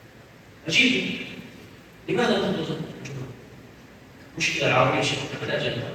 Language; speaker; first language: Arabic; native; Arabic